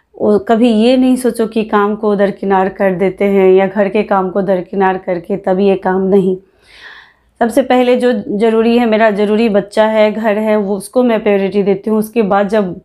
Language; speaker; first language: Hindi; native; Hindi